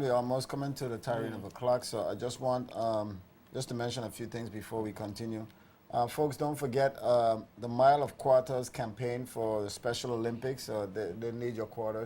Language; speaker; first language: English; native; English